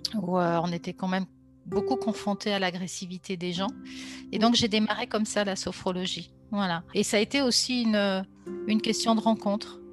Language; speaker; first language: French; native; French